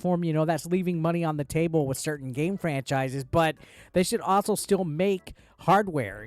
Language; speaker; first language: English; native; English